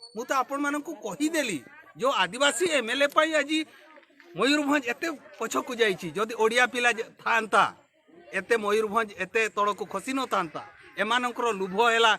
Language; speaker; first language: Odia; non-native, local second language; Santali